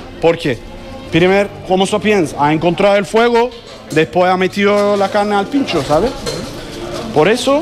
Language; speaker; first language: Spanish; non-native, learner; Turkish